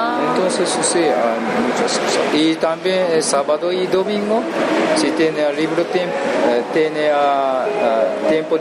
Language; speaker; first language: Spanish; non-native, learner; Japanese